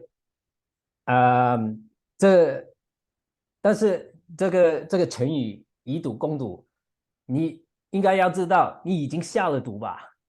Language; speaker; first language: Chinese; non-native, fluent; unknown